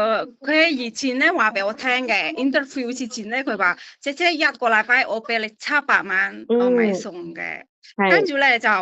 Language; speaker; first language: Cantonese; non-native, fluent; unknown